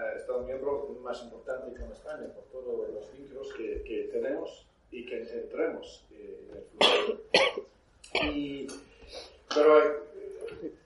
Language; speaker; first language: Spanish; non-native, fluent; English